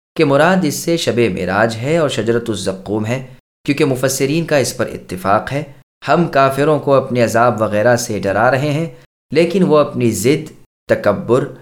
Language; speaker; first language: Urdu; native; Urdu